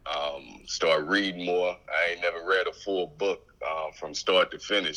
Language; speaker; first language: English; native; English